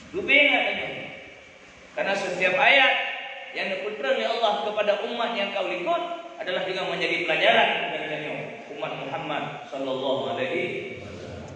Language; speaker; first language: Malay; non-native, local second language; Achinese